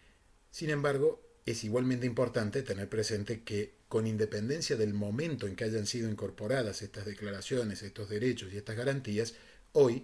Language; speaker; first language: Spanish; native; Spanish